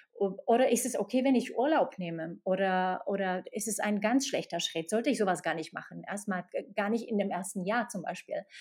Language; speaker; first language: German; non-native, fluent; Slovak